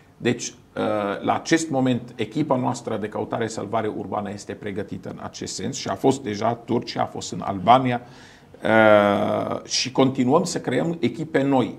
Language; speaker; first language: Romanian; non-native, fluent; Arabic